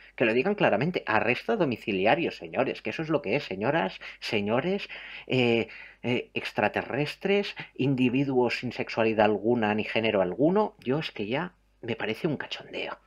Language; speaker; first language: Spanish; native; Spanish